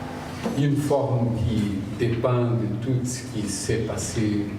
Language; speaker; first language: French; non-native, fluent; Portuguese